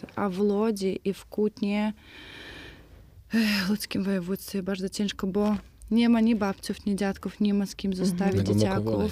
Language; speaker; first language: Polish; non-native, fluent; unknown